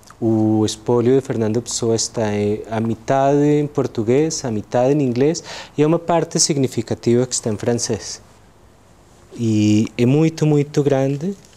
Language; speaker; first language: Portuguese; non-native, fluent; Spanish